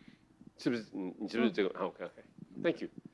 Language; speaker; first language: Chinese; native; Chinese